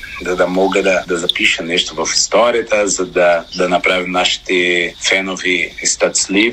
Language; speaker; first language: Bulgarian; non-native, learner; Portuguese